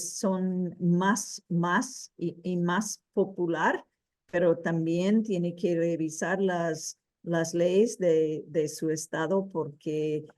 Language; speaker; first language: Spanish; early bilingual, heritage; Spanish